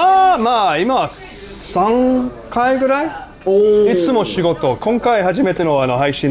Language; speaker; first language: Japanese; non-native, learner; English